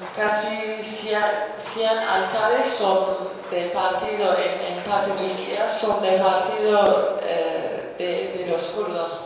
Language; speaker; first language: Spanish; non-native, fluent; Kurdish